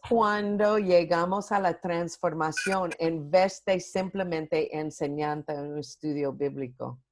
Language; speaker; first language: Spanish; non-native, fluent; English